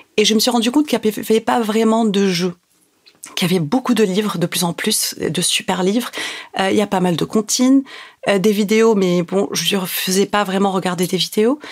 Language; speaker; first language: French; non-native, local second language; Arabic